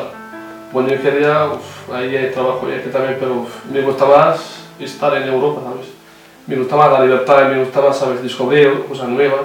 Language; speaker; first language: Spanish; non-native, fluent; Arabic